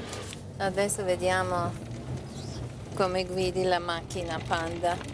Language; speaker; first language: Italian; non-native, learner; Serbian